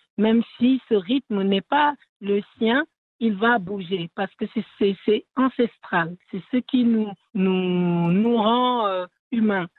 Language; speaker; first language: French; non-native, local second language; Wolof